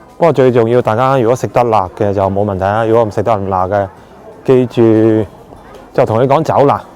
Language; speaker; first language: Cantonese; native; Cantonese